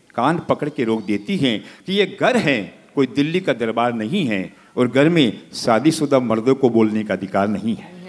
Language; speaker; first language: Hindi; native; Hindi